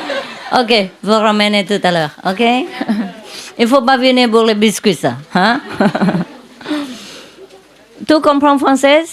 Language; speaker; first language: French; non-native, learner; Vietnamese